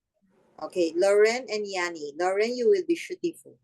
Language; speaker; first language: English; non-native, fluent; Filipino